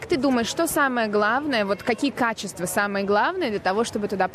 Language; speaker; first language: Russian; native; Russian